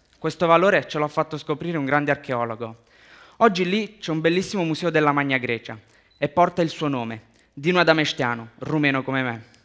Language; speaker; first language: Italian; early bilingual, other home language; Romanian